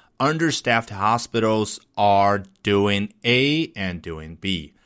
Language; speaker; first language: English; non-native, fluent; Chinese